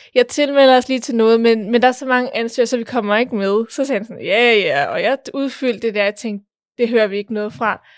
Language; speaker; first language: Danish; early bilingual, other home language; Spanish